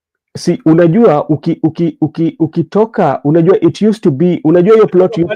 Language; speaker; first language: Swahili; non-native, local second language; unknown